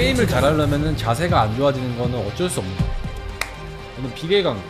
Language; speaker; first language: Korean; native; Korean